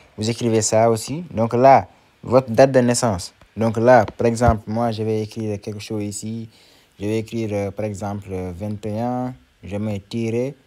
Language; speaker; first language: French; non-native, local second language; Wolof